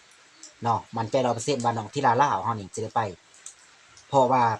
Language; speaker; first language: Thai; non-native, local second language; Lao